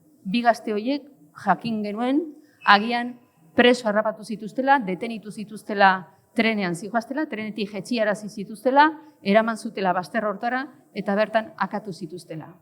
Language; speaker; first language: Basque; native; Basque